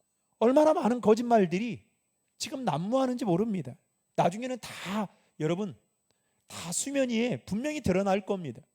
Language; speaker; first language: Korean; native; Korean